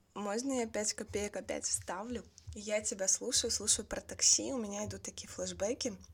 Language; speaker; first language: Russian; native; Russian